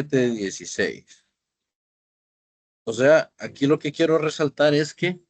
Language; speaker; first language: Spanish; native; Spanish